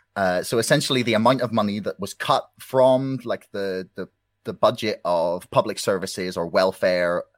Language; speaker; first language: English; native; English